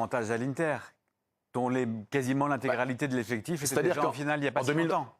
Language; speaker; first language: French; native; French